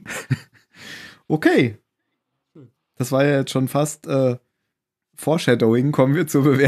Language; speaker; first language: German; native; German